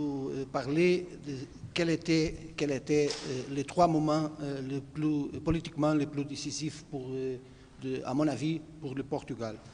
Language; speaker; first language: French; non-native, fluent; Portuguese